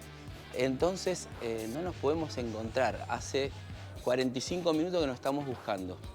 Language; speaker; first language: Spanish; native; Spanish